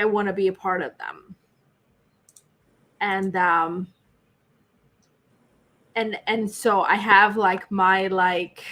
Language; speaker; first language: English; native; English